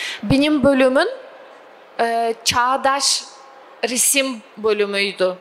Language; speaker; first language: Turkish; non-native, fluent; Russian